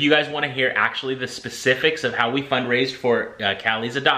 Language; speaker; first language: English; native; English